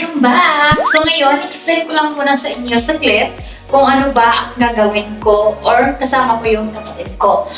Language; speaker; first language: Filipino; non-native, local second language; Cebuano